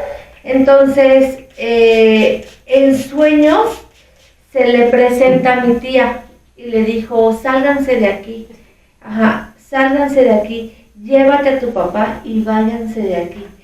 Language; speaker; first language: Spanish; native; Spanish